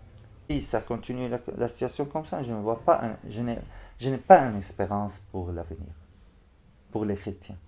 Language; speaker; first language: French; non-native, fluent; Arabic